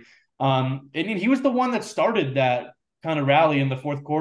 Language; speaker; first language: English; native; English